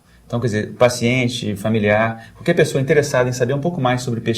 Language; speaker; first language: Portuguese; native; Portuguese